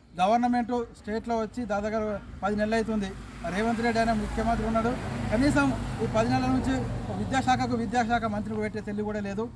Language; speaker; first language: Telugu; native; Telugu